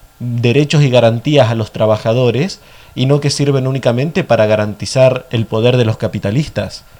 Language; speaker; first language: Spanish; native; Spanish